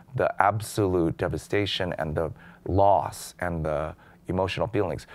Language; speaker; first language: English; native; English